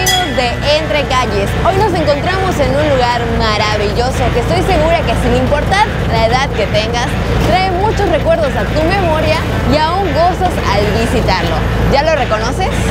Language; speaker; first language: Spanish; native; Spanish